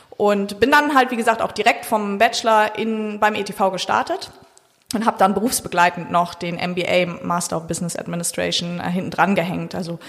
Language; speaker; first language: German; native; German